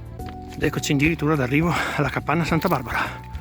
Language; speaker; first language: Italian; native; Italian